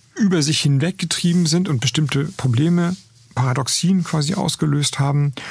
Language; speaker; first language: German; native; German